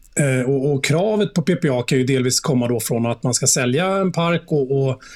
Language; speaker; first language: Swedish; native; Swedish